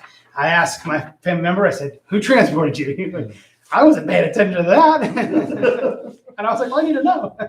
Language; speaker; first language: English; native; English